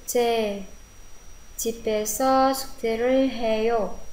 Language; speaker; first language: Korean; non-native, fluent; Vietnamese